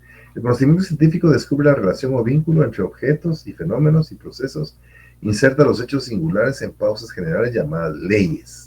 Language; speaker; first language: Spanish; native; Spanish